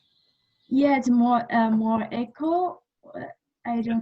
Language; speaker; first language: English; non-native, learner; Chinese